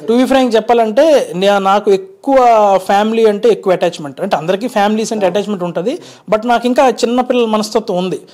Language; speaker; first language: Telugu; native; Telugu